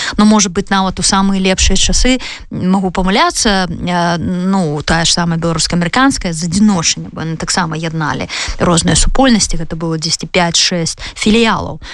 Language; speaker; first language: Belarusian; non-native, local second language; Russian